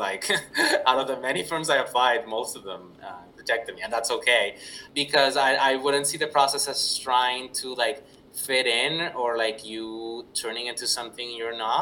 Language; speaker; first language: English; non-native, fluent; Spanish